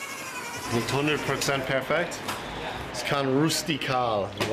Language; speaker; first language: German; non-native, fluent; English